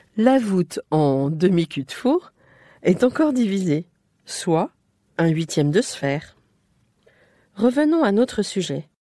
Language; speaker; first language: French; native; French